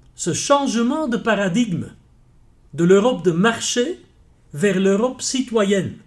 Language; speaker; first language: French; non-native, local second language; Dutch